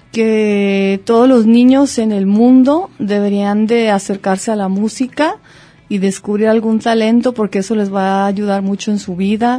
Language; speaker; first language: Spanish; native; Spanish